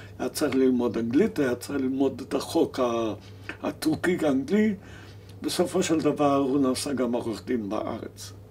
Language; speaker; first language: Hebrew; early bilingual, other home language; German